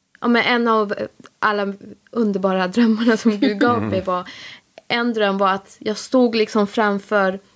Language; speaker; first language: Swedish; early bilingual, other home language; Spanish